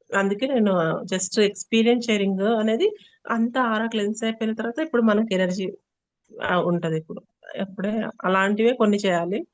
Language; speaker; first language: Telugu; native; Telugu